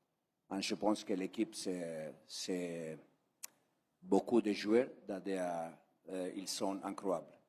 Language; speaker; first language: French; non-native, learner; Italian